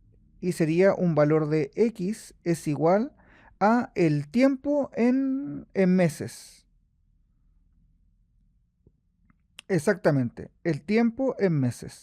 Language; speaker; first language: Spanish; native; Spanish